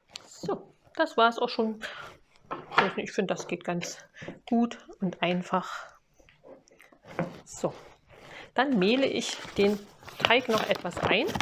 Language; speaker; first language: German; native; German